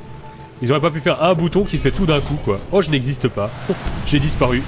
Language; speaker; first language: French; native; French